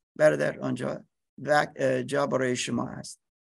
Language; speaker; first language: Persian; non-native, learner; English